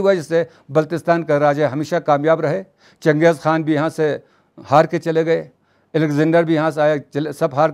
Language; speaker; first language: Hindi; non-native, local second language; Balti